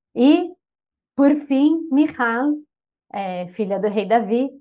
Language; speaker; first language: Portuguese; native; Portuguese